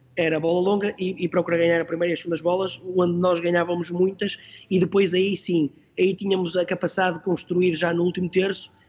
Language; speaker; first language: Portuguese; native; Portuguese